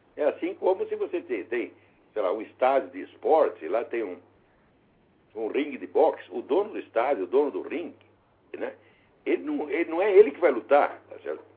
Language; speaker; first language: Portuguese; native; Portuguese